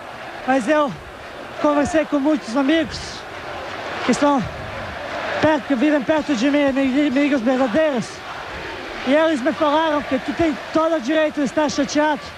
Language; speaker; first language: Portuguese; non-native, fluent; Serbian